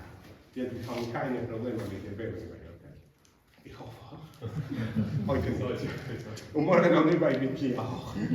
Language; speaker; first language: German; non-native, learner; Spanish